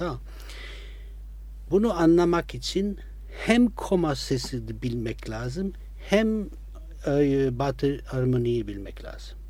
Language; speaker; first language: Turkish; non-native, fluent; Italian